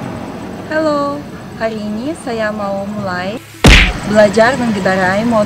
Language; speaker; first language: Indonesian; non-native, learner; Russian